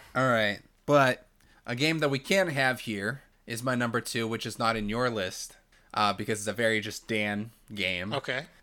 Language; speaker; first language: English; non-native, fluent; Portuguese